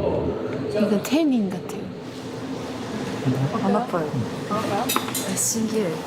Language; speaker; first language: Korean; non-native, fluent; Japanese